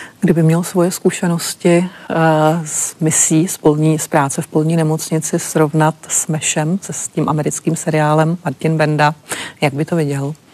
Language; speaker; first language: Czech; native; Czech